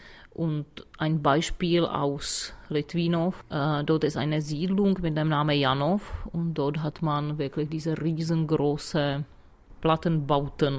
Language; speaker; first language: German; non-native, fluent; Czech